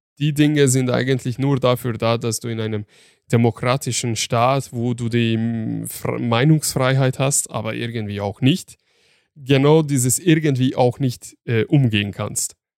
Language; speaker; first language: German; early bilingual, other home language; Turkish